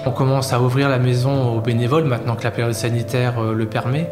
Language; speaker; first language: French; native; French